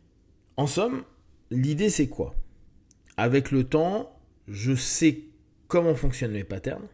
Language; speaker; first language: French; native; French